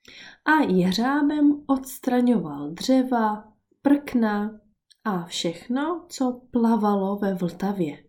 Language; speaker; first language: Czech; native; Czech